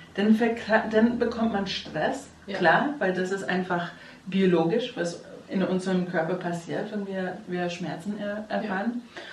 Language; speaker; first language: German; non-native, fluent; English